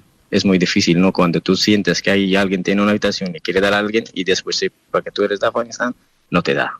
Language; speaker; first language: Spanish; non-native, learner; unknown